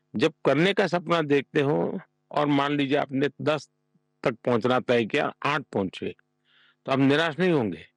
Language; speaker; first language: Hindi; non-native, local second language; Gujarati